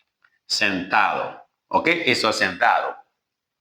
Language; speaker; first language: Spanish; non-native, learner; Haitian Creole